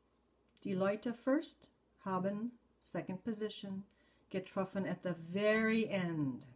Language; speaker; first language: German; non-native, fluent; English